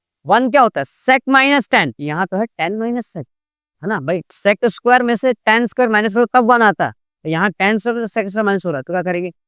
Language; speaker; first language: Hindi; non-native, local second language; Gujarati